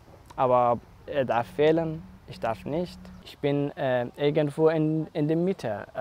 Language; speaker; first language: German; non-native, learner; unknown